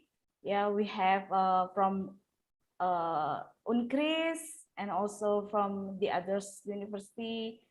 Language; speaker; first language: English; non-native, local second language; Indonesian